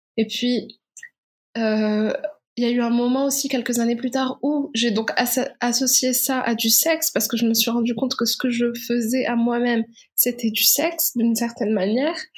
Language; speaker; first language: French; non-native, local second language; Arabic